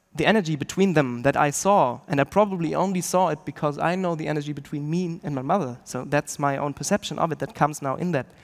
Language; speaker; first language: English; non-native, fluent; German